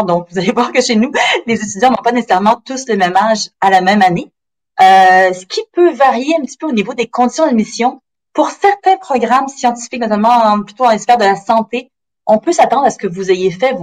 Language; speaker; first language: French; native; French